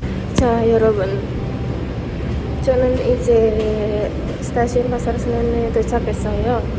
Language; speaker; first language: Korean; non-native, learner; Indonesian